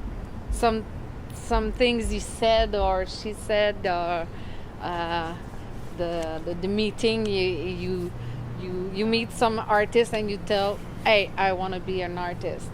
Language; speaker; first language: English; non-native, learner; French